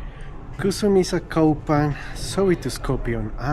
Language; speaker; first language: Finnish; non-native, learner; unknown